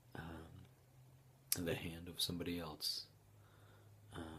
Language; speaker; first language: English; native; English